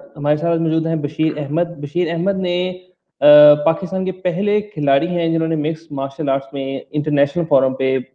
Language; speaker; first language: Urdu; native; Urdu